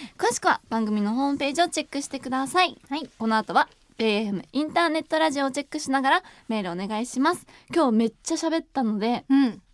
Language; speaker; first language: Japanese; native; Japanese